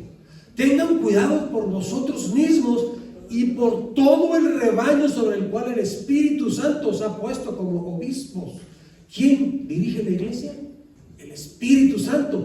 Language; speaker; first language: Spanish; native; Spanish